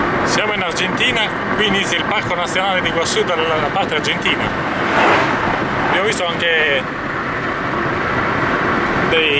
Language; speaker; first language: Italian; native; Italian